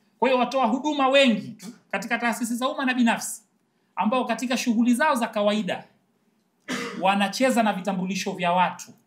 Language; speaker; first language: Swahili; native; Swahili